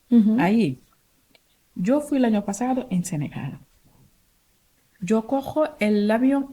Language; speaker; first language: Spanish; non-native, learner; Wolof